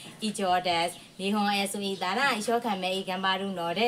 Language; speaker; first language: Japanese; non-native, learner; Burmese